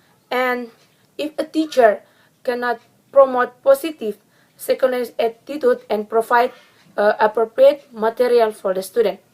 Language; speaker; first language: English; non-native, learner; Indonesian